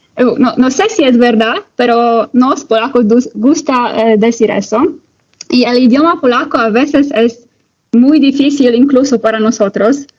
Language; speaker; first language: Spanish; non-native, learner; Polish